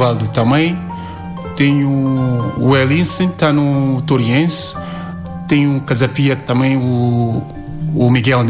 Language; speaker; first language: Portuguese; non-native, learner; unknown